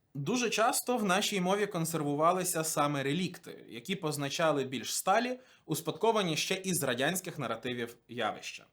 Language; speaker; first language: Ukrainian; native; Ukrainian